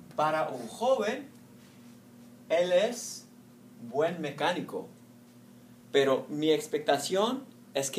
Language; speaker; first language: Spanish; non-native, fluent; English